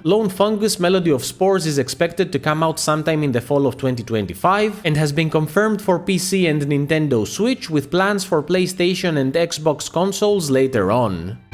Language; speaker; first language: English; native; English